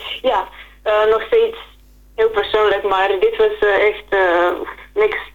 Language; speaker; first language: Dutch; non-native, fluent; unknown